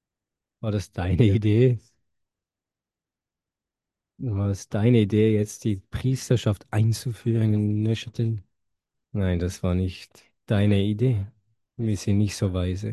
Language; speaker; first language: German; non-native, fluent; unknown